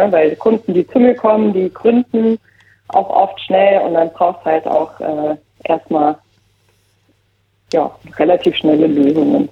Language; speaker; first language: German; native; German